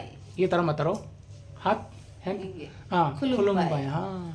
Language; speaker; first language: Kannada; non-native, learner; Bodo